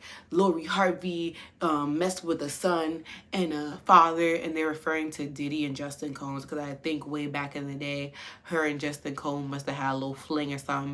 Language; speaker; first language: English; native; English